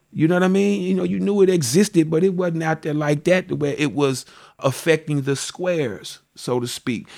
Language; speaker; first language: English; native; English